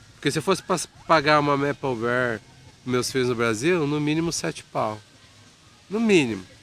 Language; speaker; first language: Portuguese; native; Portuguese